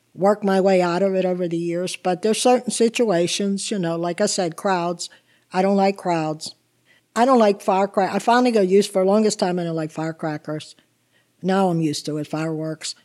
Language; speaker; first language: English; early bilingual, other home language; Italian